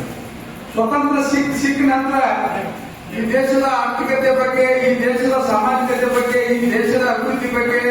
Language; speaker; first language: Kannada; native; Kannada